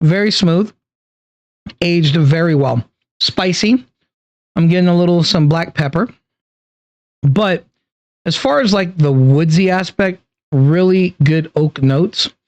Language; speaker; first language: English; native; English